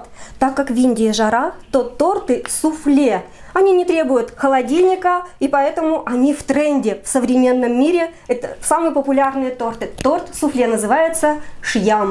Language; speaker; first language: Russian; native; Russian